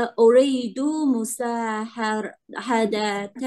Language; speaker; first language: Arabic; non-native, learner; Chinese